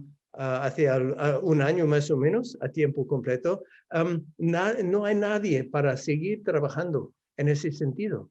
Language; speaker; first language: Spanish; non-native, fluent; English